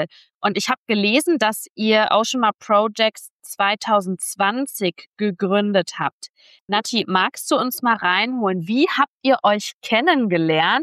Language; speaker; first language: German; native; German